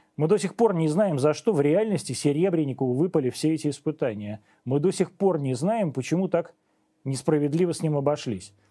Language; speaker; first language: Russian; native; Russian